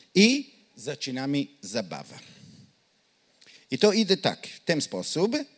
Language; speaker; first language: Polish; non-native, learner; Hebrew